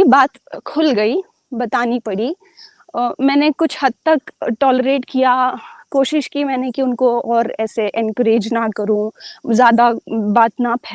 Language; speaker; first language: Hindi; native; Hindi